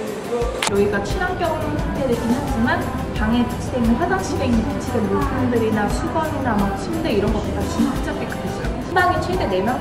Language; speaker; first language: Korean; non-native, fluent; Chinese